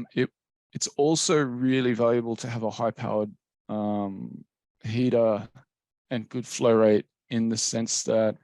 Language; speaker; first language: English; native; English